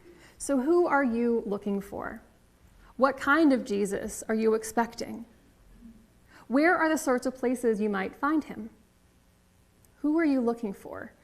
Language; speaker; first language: English; native; English